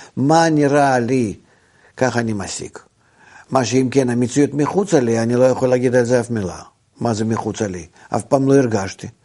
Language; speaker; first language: Hebrew; non-native, fluent; Russian